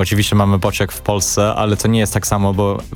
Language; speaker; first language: Polish; non-native, learner; English